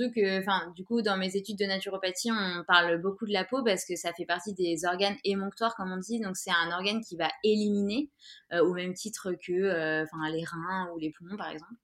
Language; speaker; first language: French; native; French